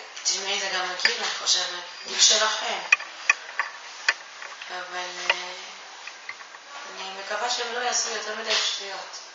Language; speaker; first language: Hebrew; non-native, fluent; Japanese